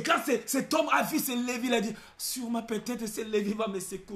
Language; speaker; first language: French; non-native, local second language; Lingala